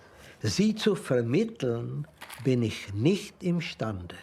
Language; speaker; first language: German; non-native, fluent; Czech